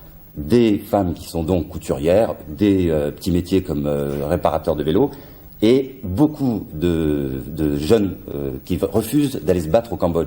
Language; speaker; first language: French; native; French